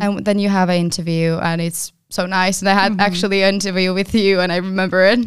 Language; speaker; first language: English; non-native, fluent; Finnish